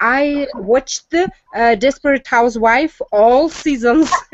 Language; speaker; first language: English; non-native, learner; Russian